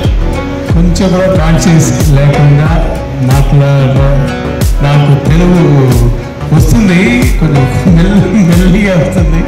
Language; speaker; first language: Telugu; non-native, local second language; Tamil